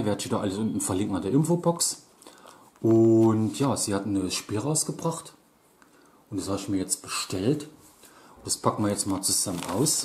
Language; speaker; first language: German; native; German